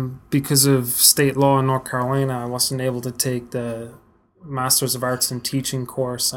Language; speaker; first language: English; native; English